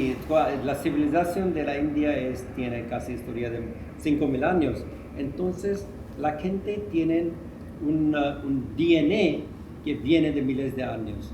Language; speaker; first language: Spanish; non-native, fluent; Hindi